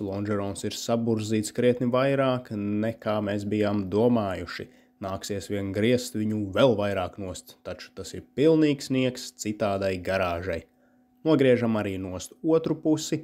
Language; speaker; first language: Latvian; native; Latvian